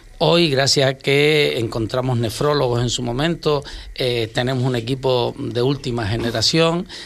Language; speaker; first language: Spanish; native; Spanish